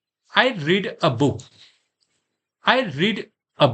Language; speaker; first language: English; non-native, fluent; Gujarati